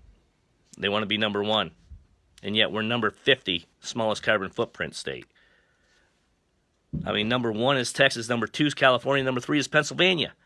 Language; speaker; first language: English; native; English